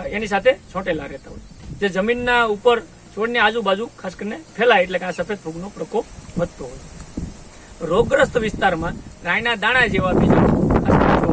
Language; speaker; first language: Gujarati; native; Gujarati